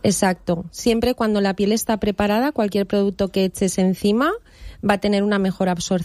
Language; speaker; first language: Spanish; native; Spanish